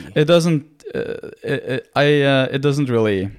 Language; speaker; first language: English; non-native, fluent; Norwegian